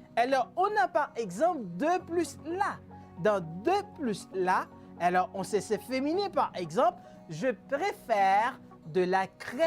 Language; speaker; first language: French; non-native, fluent; Spanish